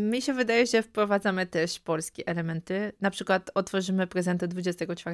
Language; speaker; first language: Polish; non-native, fluent; Romanian